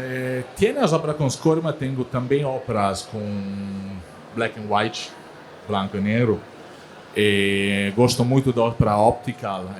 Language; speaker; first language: Portuguese; non-native, learner; Italian